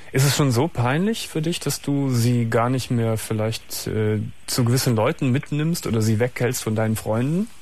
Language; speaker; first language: German; native; German